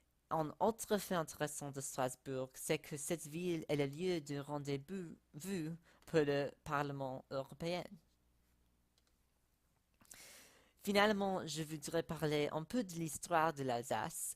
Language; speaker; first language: French; non-native, learner; English